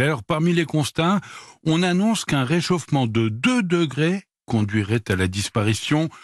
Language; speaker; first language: French; native; French